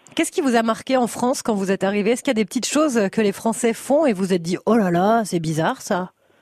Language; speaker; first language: French; native; French